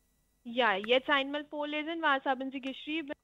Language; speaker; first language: German; non-native, learner; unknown